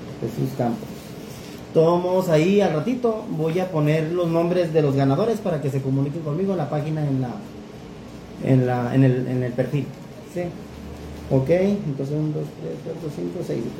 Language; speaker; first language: Spanish; native; Spanish